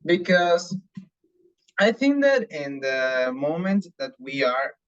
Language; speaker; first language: English; non-native, learner; Spanish